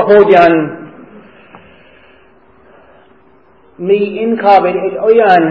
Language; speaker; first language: Hungarian; non-native, fluent; English